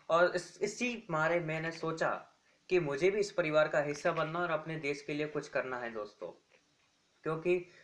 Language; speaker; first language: Hindi; native; Hindi